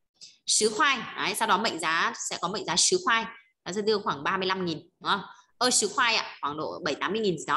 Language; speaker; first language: Vietnamese; native; Vietnamese